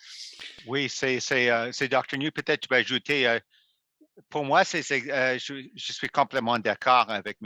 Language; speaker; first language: French; non-native, local second language; English